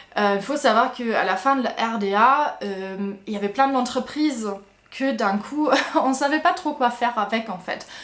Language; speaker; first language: French; non-native, fluent; German